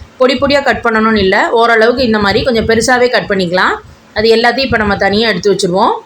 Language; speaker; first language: Tamil; native; Tamil